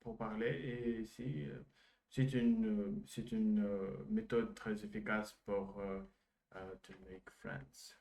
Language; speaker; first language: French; non-native, learner; Russian